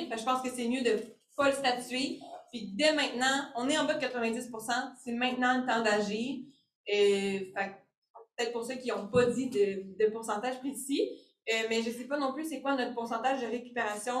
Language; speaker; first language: French; native; French